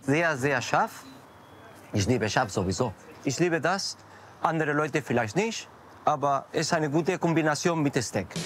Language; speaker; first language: German; non-native, learner; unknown